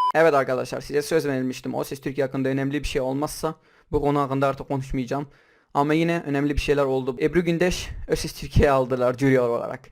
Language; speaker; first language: Turkish; non-native, local second language; Kurdish